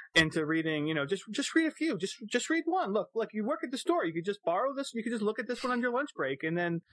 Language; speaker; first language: English; native; English